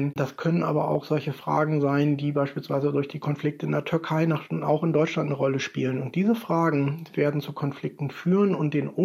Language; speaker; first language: German; native; German